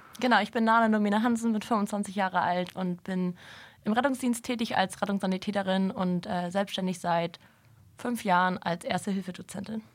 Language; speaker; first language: German; native; German